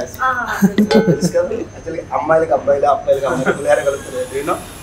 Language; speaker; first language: Telugu; native; Telugu